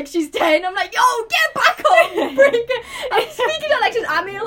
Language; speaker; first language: English; native; English